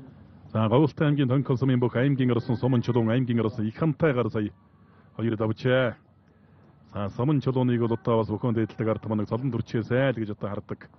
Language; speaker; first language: Mongolian; native; Mongolian